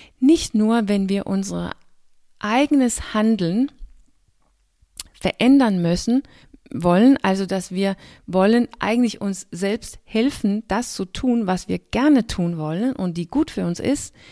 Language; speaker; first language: German; non-native, fluent; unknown